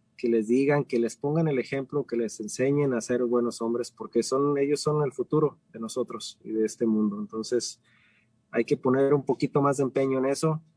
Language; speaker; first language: Spanish; native; Spanish